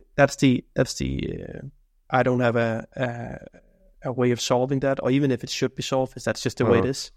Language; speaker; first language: English; non-native, fluent; Danish